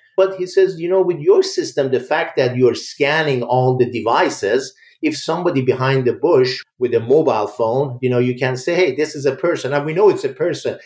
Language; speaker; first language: English; early bilingual, other home language; Persian